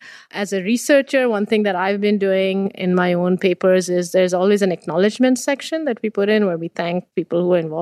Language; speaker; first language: English; non-native, local second language; Bangla